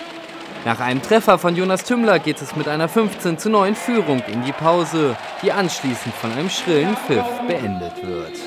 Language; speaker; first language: German; native; German